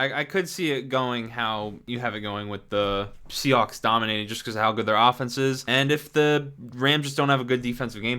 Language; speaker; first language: English; native; English